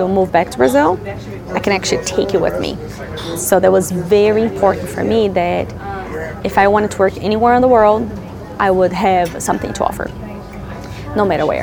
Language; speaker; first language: English; non-native, fluent; Portuguese